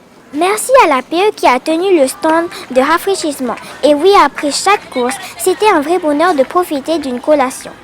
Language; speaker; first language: French; native; French